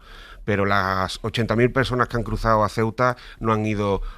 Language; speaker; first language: Spanish; native; Spanish